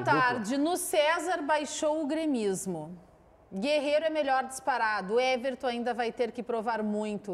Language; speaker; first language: Portuguese; native; Portuguese